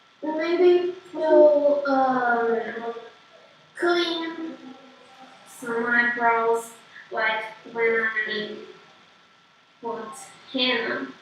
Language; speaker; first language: English; non-native, learner; Portuguese